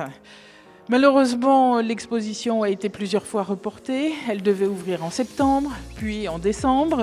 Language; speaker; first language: French; native; French